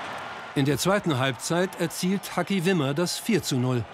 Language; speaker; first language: German; native; German